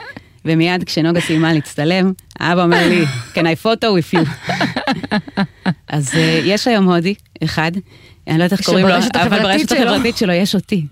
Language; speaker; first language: Hebrew; native; Hebrew